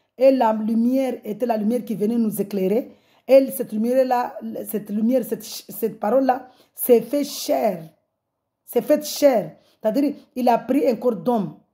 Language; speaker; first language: French; non-native, local second language; Comorian